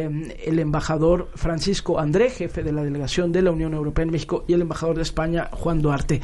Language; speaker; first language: Spanish; native; Spanish